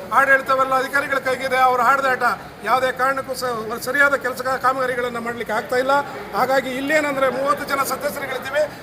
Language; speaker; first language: Kannada; native; Kannada